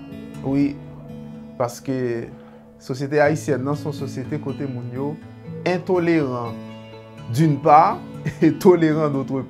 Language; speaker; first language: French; non-native, learner; Haitian Creole